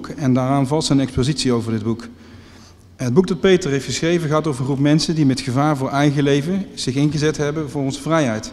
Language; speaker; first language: Dutch; native; Dutch